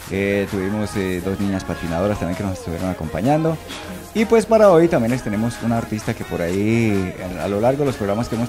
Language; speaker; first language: Spanish; native; Spanish